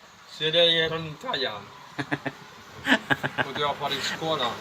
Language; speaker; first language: Italian; non-native, learner; Filipino